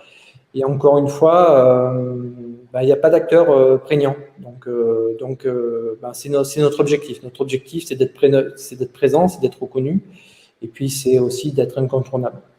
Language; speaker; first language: French; native; French